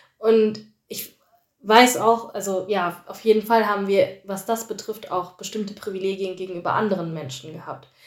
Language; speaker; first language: German; early bilingual, other home language; Tamil